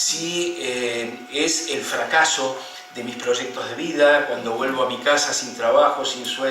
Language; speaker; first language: Spanish; native; Spanish